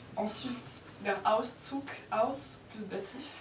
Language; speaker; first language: German; non-native, fluent; French